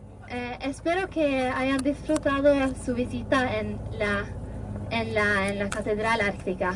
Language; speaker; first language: Spanish; non-native, fluent; Norwegian